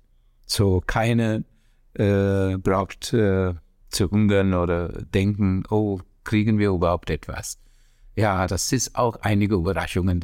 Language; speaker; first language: German; non-native, fluent; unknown